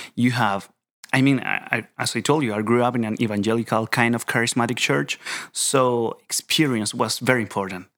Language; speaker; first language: English; non-native, fluent; Spanish